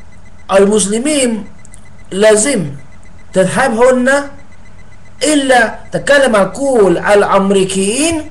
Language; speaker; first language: Arabic; non-native, learner; English